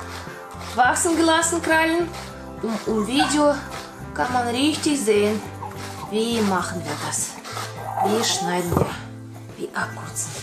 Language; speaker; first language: German; non-native, learner; Russian